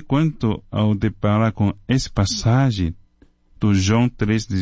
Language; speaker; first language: Portuguese; non-native, fluent; Chinese